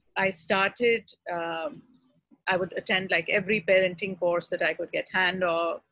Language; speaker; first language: English; non-native, local second language; Urdu